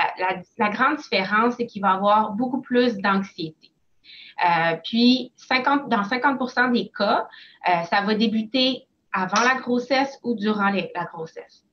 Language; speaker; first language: French; native; French